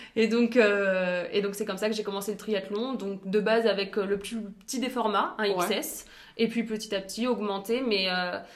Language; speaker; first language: French; native; French